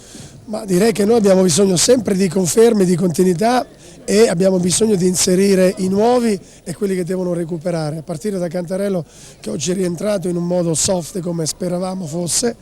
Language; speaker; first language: Italian; native; Italian